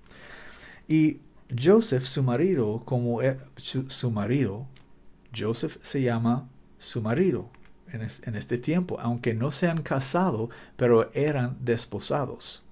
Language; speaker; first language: Spanish; non-native, learner; English